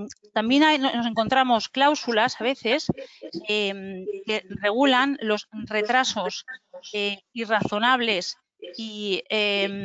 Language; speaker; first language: Spanish; native; Spanish